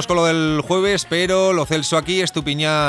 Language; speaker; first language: Spanish; native; Spanish